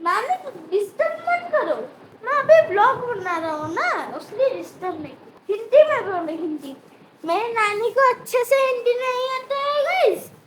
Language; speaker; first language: Hindi; non-native, local second language; Odia